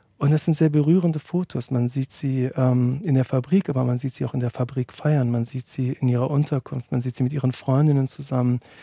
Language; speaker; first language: German; early bilingual, other home language; Turkish